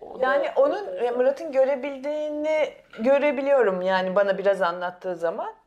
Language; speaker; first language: Turkish; native; Turkish